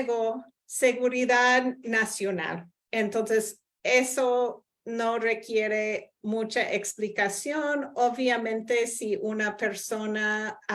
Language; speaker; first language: Spanish; non-native, fluent; English